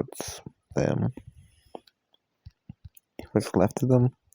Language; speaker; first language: English; native; English